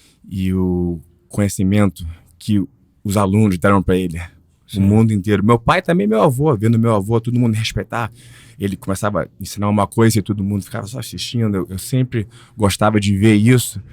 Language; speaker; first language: Portuguese; early bilingual, heritage; Portuguese